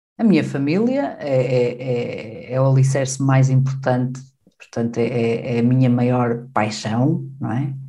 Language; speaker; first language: Portuguese; native; Portuguese